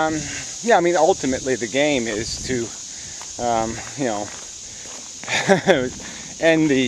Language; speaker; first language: English; native; English